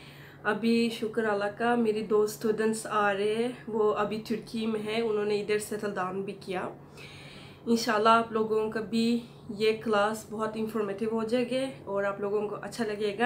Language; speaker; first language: Hindi; non-native, fluent; Turkish